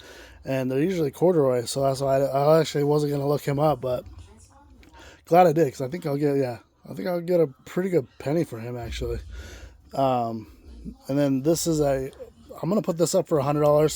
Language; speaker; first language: English; native; English